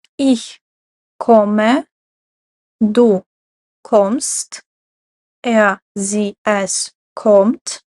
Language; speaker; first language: German; non-native, fluent; Ukrainian